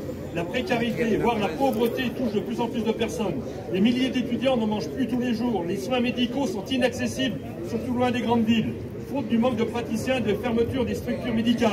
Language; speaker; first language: French; native; French